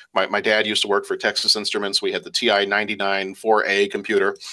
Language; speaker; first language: English; native; English